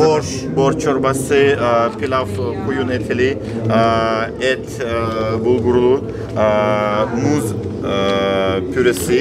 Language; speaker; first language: Turkish; non-native, learner; Russian